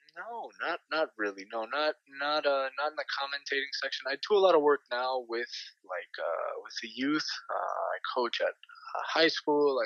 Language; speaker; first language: English; native; English